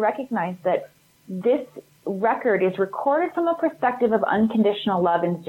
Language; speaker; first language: English; native; English